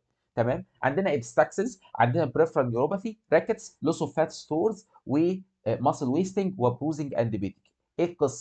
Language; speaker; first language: Arabic; native; Arabic